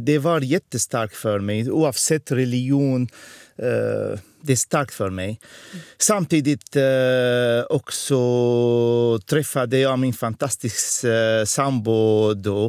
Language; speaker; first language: Swedish; non-native, fluent; Arabic